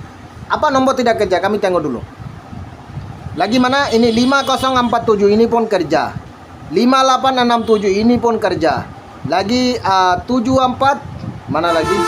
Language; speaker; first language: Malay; non-native, learner; Bangla